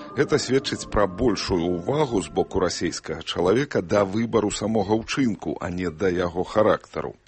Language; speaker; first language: Belarusian; native; Belarusian